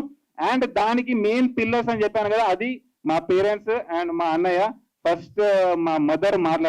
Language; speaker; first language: Telugu; native; Telugu